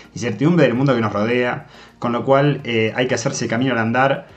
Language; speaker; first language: Spanish; native; Spanish